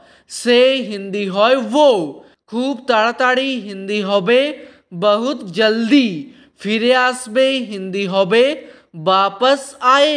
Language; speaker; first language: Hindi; non-native, fluent; Bangla